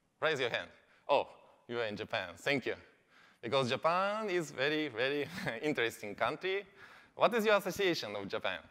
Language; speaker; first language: English; non-native, learner; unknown